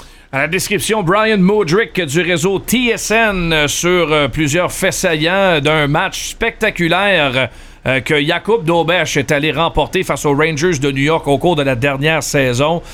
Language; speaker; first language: French; native; French